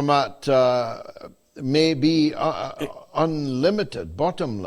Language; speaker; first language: English; native; English